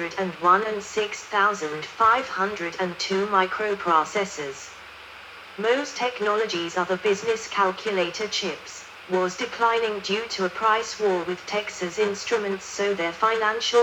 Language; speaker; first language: English; non-native, learner; Danish